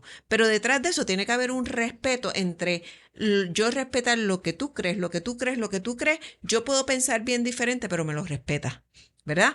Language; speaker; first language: Spanish; native; Spanish